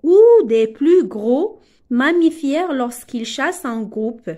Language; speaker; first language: French; non-native, local second language; Arabic